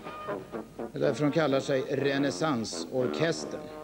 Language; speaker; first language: Swedish; native; Swedish